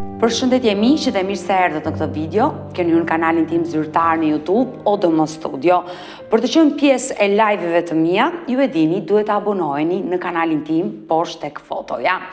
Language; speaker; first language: Albanian; native; Albanian